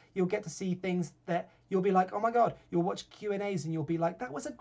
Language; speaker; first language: English; native; English